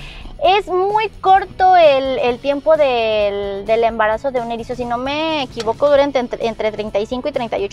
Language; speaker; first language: Spanish; native; Spanish